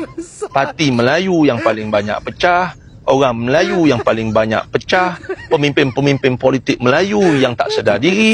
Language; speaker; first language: Malay; native; Malay